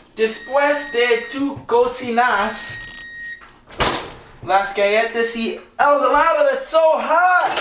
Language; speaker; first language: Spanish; non-native, learner; English